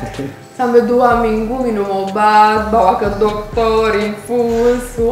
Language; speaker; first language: Indonesian; non-native, fluent; Romanian